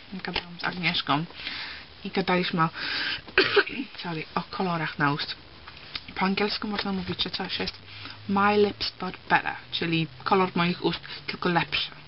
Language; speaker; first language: Polish; early bilingual, heritage; Polish